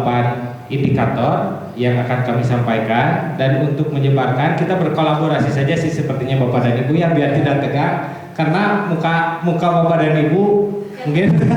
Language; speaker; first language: Indonesian; native; Indonesian